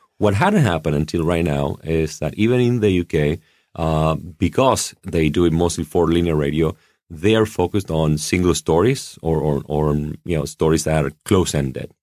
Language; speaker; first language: English; non-native, fluent; Spanish